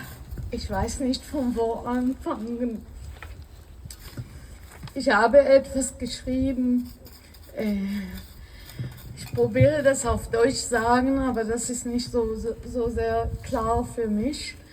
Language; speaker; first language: German; non-native, learner; Hebrew